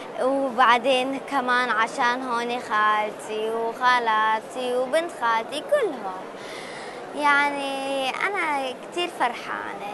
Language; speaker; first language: Arabic; early bilingual, heritage; Arabic